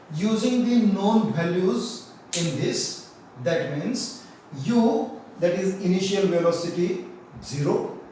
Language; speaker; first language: English; non-native, local second language; Marathi